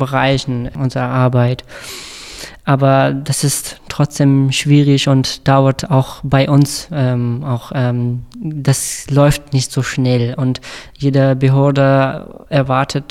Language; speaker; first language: German; non-native, fluent; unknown